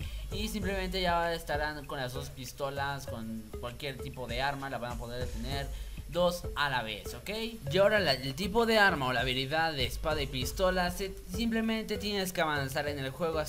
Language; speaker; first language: Spanish; native; Spanish